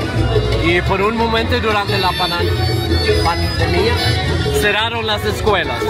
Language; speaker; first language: Spanish; non-native, fluent; Swedish